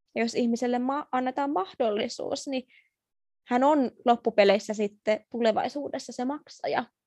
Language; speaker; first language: Finnish; early bilingual, other home language; Persian